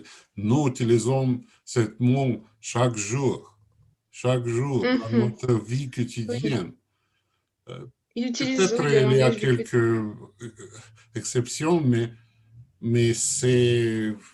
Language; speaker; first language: French; non-native, learner; Russian